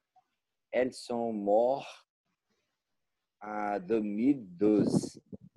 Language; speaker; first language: French; non-native, learner; Portuguese